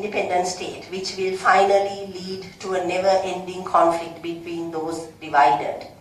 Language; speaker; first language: English; non-native, local second language; Sinhala